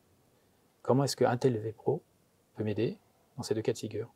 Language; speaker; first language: French; native; French